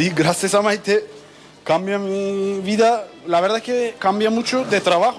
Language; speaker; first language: Spanish; non-native, learner; Turkish